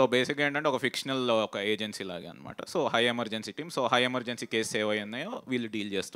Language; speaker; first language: Telugu; native; Telugu